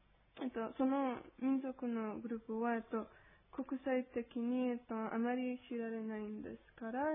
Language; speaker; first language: Japanese; non-native, learner; Spanish